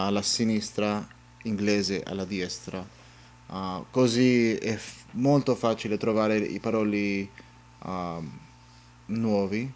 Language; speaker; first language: Italian; non-native, learner; English